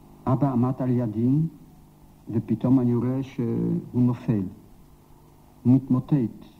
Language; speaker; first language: Hebrew; non-native, fluent; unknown